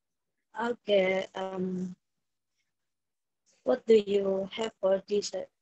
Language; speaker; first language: English; non-native, learner; Indonesian